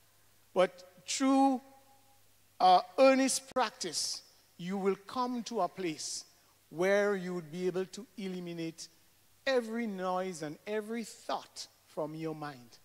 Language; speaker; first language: English; native; English